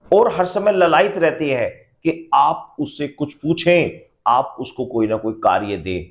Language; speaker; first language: Hindi; native; Hindi